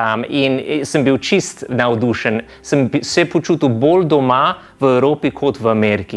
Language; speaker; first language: Slovenian; non-native, fluent; English